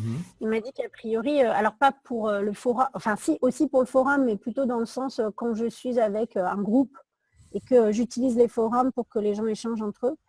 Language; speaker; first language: French; native; French